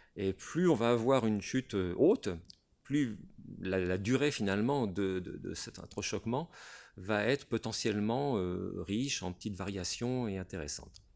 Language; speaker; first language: French; native; French